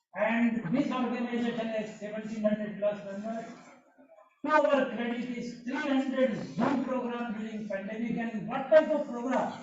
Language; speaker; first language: English; non-native, local second language; Gujarati